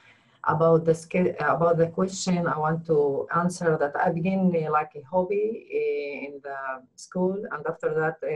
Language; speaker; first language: English; non-native, learner; Arabic